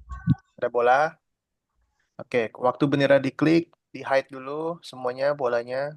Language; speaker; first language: Indonesian; native; Indonesian